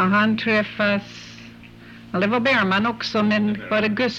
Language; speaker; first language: Swedish; early bilingual, heritage; English